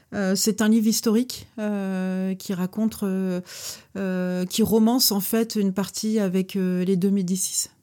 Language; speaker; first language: French; native; French